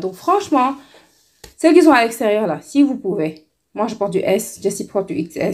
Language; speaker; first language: French; non-native, local second language; Wolof